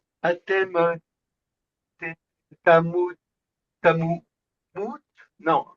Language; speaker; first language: Hebrew; non-native, learner; French